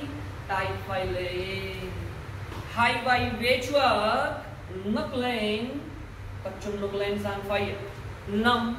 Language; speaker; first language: Vietnamese; non-native, learner; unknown